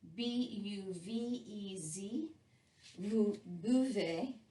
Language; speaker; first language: French; non-native, fluent; English